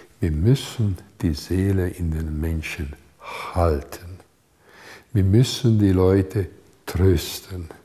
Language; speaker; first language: German; non-native, fluent; Hungarian